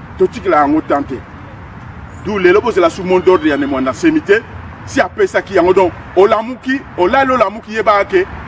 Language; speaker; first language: Lingala; non-native, local second language; Kongo